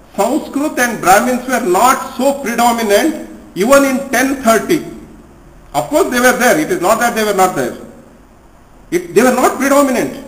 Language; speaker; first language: English; non-native, local second language; Kannada